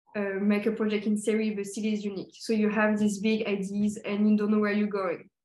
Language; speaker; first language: English; non-native, fluent; French